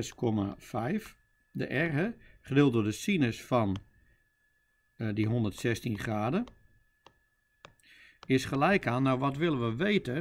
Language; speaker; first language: Dutch; native; Dutch